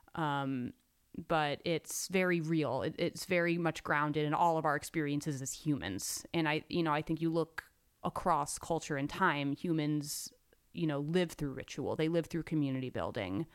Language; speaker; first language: English; native; English